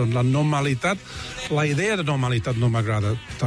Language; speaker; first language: Catalan; non-native, fluent; English